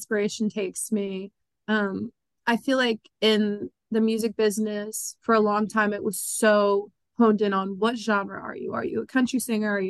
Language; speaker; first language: English; native; English